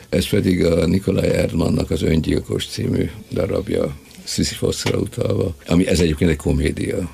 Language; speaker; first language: Hungarian; native; Hungarian